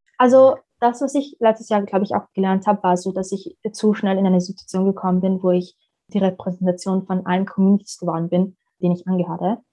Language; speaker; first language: German; early bilingual, other home language; Somali